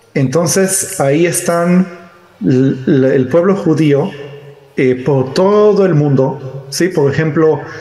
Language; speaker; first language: Spanish; early bilingual, heritage; Hebrew